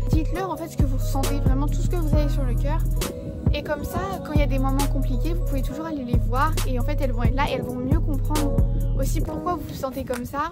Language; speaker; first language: French; native; French